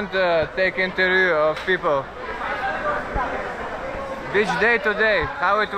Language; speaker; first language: English; non-native, learner; Russian